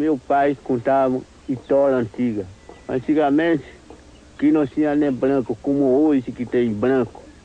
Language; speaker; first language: Portuguese; non-native, local second language; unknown